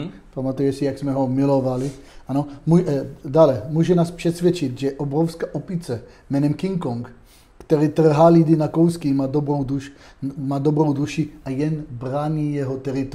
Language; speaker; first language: Czech; non-native, fluent; Hebrew